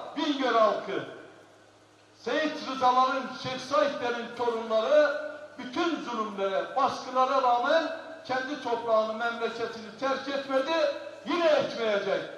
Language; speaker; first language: Turkish; non-native, local second language; Kurdish